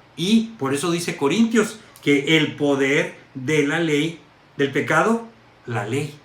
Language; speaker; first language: Spanish; native; Spanish